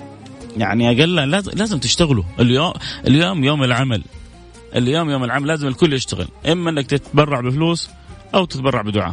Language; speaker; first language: Arabic; native; Arabic